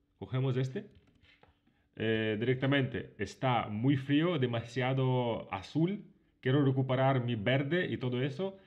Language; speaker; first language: Spanish; non-native, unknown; Ukrainian